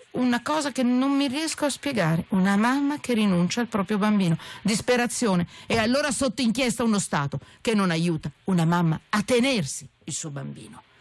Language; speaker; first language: Italian; native; Italian